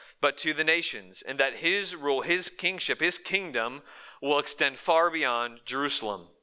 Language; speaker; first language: English; native; English